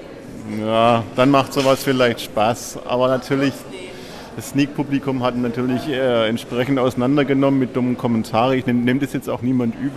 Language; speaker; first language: German; native; German